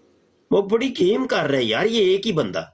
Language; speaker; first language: Hindi; non-native, local second language; Punjabi